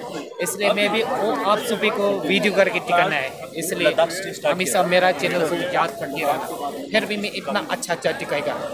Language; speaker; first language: Hindi; non-native, local second language; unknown